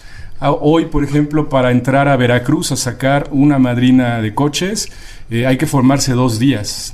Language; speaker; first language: Spanish; native; Spanish